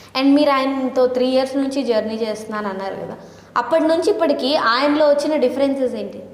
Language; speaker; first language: Telugu; native; Telugu